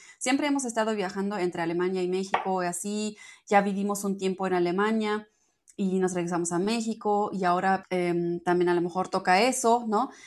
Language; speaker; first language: Spanish; non-native, fluent; German